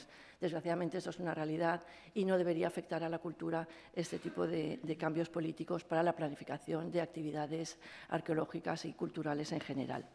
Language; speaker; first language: Spanish; native; Spanish